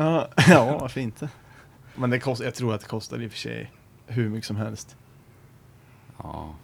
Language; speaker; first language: Swedish; native; Swedish